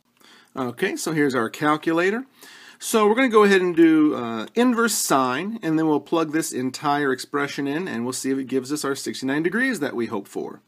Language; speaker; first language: English; native; English